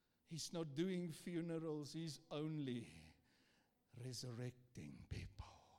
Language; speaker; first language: English; non-native, local second language; Afrikaans